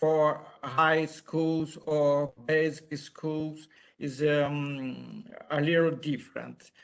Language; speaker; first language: English; non-native, learner; Portuguese